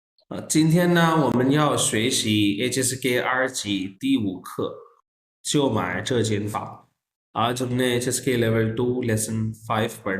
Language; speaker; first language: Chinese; non-native, fluent; Urdu